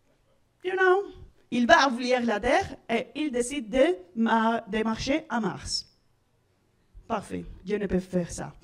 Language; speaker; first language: French; non-native, learner; Spanish